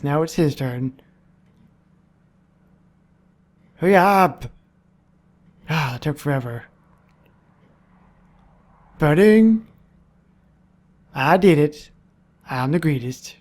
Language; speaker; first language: English; native; English